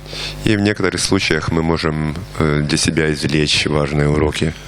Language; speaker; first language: Russian; native; Russian